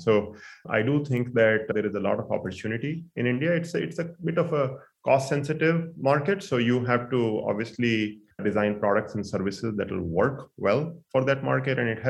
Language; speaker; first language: English; non-native, local second language; Hindi